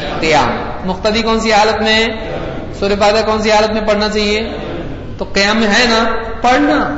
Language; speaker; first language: Urdu; native; Urdu